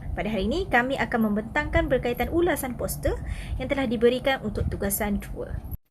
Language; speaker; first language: Malay; native; Malay